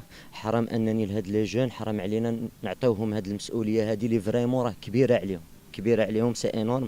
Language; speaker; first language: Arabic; native; Arabic